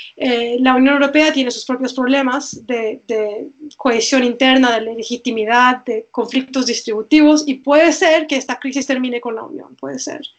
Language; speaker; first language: Spanish; non-native, fluent; Turkish